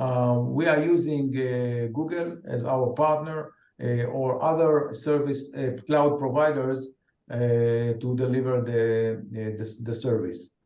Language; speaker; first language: English; non-native, fluent; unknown